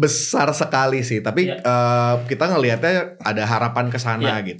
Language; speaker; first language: Indonesian; native; Indonesian